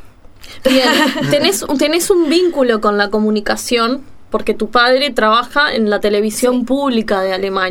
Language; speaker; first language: Spanish; native; Spanish